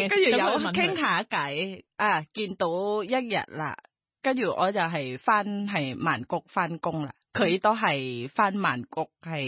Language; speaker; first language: Cantonese; non-native, fluent; Thai